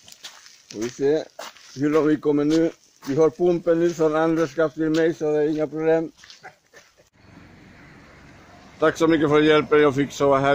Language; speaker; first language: Swedish; non-native, learner; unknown